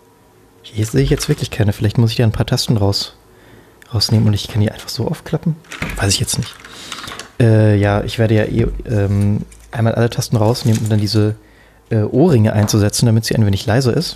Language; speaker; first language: German; native; German